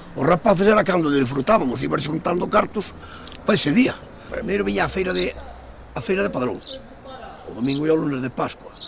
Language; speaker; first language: Galician; native; Galician